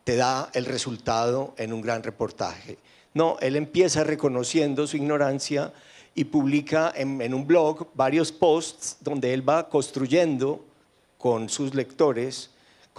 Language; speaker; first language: Spanish; native; Spanish